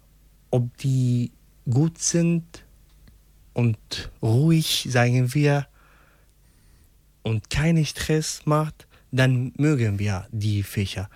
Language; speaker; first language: German; non-native, learner; Arabic